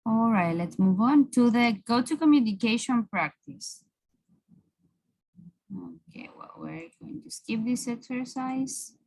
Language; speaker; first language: English; non-native, fluent; Spanish